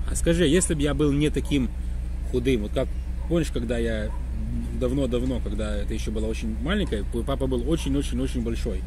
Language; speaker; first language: Russian; native; Russian